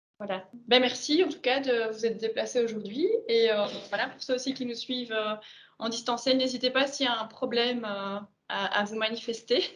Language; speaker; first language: French; native; French